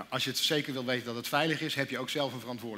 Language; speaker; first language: Dutch; native; Dutch